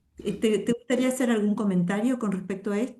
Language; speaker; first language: Spanish; native; Spanish